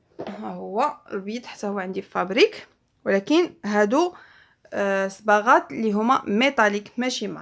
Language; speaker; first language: Arabic; native; Arabic